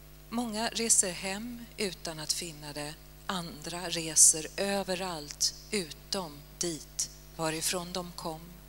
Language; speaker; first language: Swedish; native; Swedish